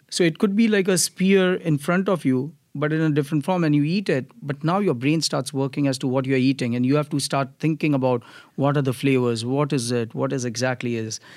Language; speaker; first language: English; non-native, local second language; Gujarati